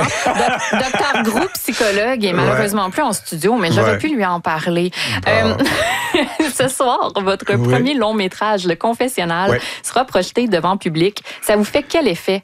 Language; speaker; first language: French; native; French